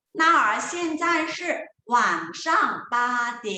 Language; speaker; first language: Chinese; non-native, fluent; Thai